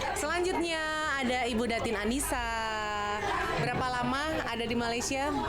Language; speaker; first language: Indonesian; native; Indonesian